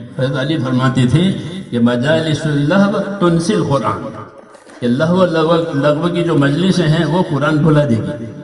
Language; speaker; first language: Urdu; non-native, local second language; Gujarati